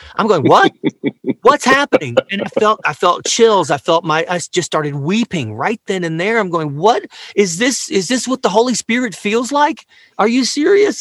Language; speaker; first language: English; native; English